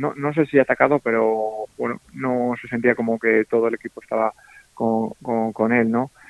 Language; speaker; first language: Spanish; native; Spanish